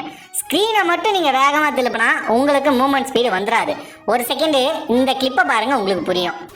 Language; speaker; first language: Tamil; native; Tamil